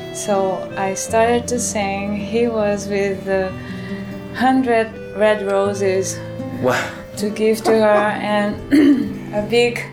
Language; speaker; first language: English; early bilingual, other home language; Portuguese